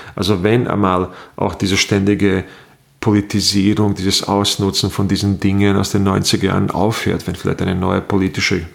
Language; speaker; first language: German; non-native, fluent; Bosnian